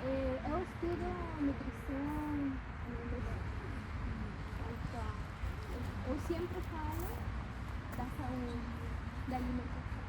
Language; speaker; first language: Portuguese; non-native, fluent; Spanish